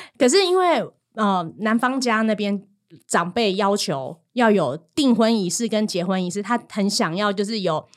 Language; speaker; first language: Chinese; native; Chinese